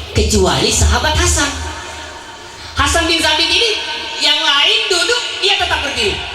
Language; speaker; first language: Indonesian; non-native, local second language; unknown